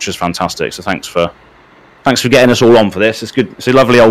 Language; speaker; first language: English; native; English